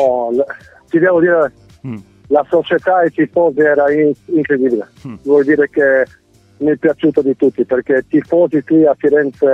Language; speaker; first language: Italian; non-native, fluent; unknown